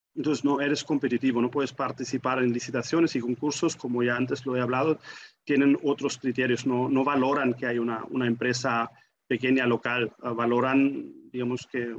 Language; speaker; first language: Spanish; non-native, fluent; German